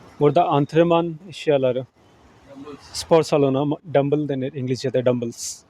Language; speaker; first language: Turkish; non-native, fluent; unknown